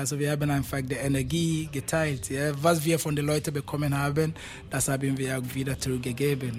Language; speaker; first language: German; non-native, fluent; Akan